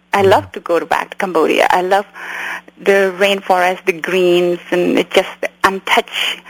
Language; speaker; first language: English; early bilingual, other home language; Khmer